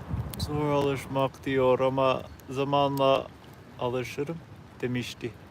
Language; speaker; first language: Turkish; non-native, learner; English